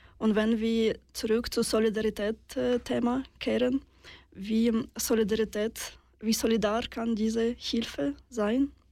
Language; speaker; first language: German; non-native, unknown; Russian